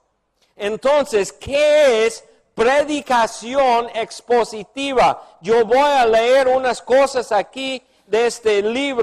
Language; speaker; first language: Spanish; non-native, fluent; English